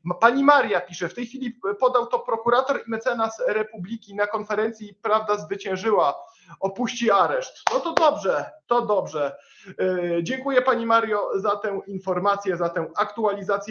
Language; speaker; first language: Polish; native; Polish